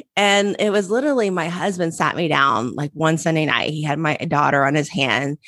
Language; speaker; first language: English; native; English